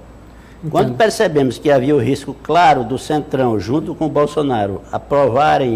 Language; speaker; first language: Portuguese; native; Portuguese